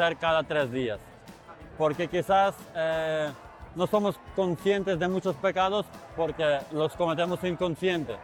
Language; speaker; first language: Spanish; non-native, fluent; Ukrainian